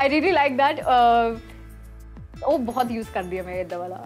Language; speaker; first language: English; non-native, local second language; Punjabi